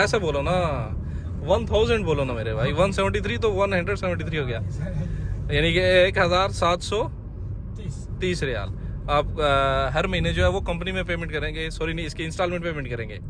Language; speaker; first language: Hindi; native; Hindi